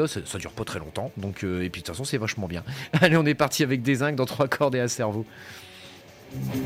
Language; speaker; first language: French; native; French